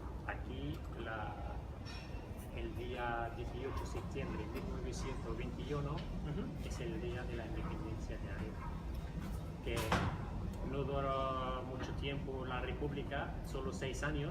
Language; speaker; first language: Spanish; non-native, fluent; Riffian